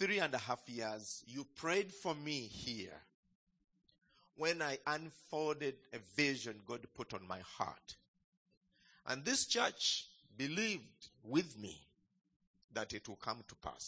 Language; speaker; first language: English; non-native, local second language; Ganda